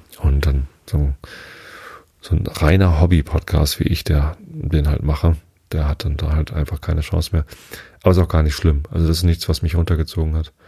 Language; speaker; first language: German; native; German